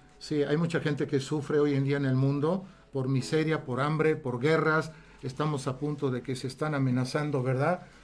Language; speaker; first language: Spanish; non-native, fluent; Italian